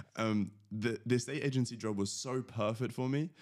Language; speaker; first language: English; early bilingual, other home language; Latvian